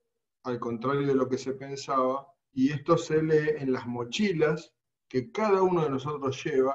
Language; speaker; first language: Spanish; native; Spanish